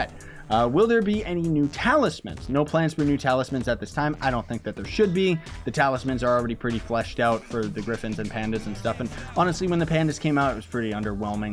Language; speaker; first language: English; native; English